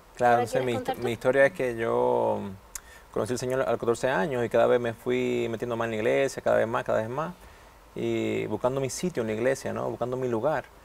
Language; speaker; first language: Spanish; early bilingual, heritage; Spanish